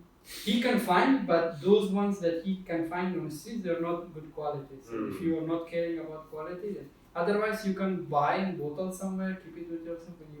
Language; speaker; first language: English; non-native, fluent; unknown